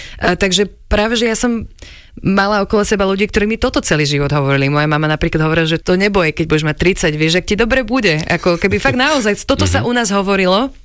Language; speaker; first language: Slovak; early bilingual, other home language; English